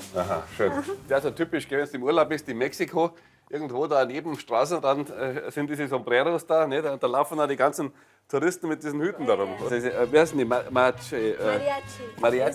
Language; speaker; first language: German; native; German